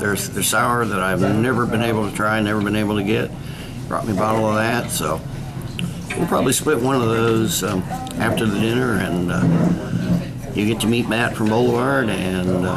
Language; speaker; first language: English; native; English